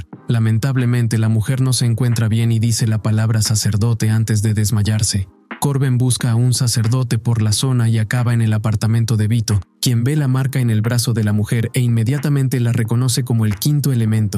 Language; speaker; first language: Spanish; native; Spanish